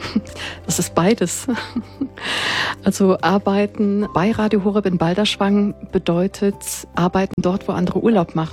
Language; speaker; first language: German; native; German